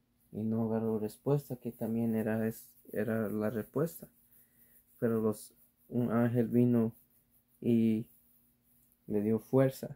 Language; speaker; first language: Spanish; early bilingual, heritage; Spanish